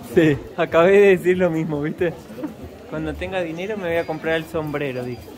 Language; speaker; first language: Spanish; native; Spanish